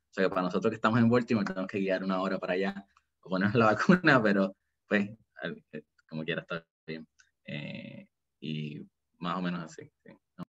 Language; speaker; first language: Spanish; native; Spanish